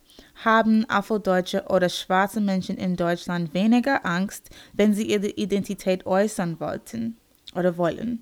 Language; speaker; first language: German; non-native, learner; English